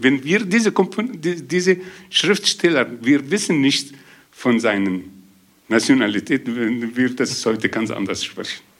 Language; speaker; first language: German; non-native, learner; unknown